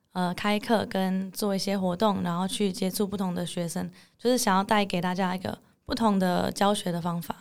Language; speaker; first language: Chinese; early bilingual, heritage; English